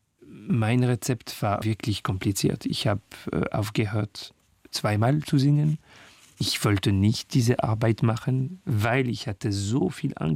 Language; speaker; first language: German; non-native, learner; French